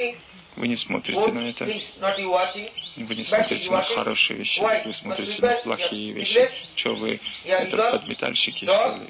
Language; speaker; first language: Russian; non-native, learner; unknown